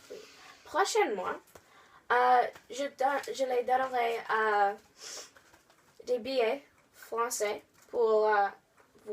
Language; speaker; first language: French; non-native, learner; English